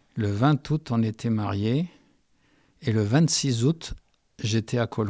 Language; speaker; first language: French; early bilingual, heritage; French